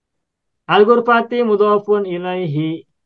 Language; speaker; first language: Arabic; non-native, fluent; Indonesian